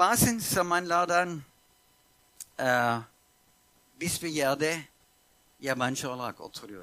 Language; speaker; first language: Turkish; non-native, fluent; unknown